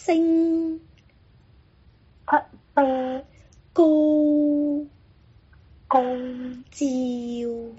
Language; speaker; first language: Chinese; non-native, local second language; Cantonese